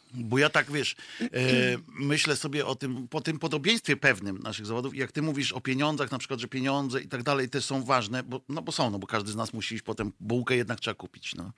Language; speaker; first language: Polish; native; Polish